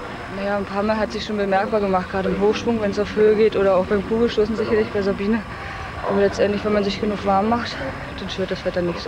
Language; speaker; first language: German; native; German